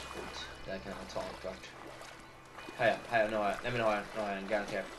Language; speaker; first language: Swedish; native; Swedish